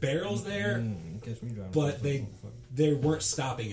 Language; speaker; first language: English; native; English